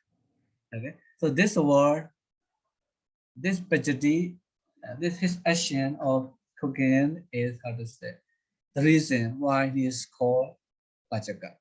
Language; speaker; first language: English; non-native, fluent; Burmese